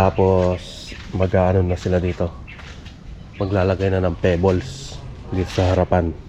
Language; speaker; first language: Filipino; native; Filipino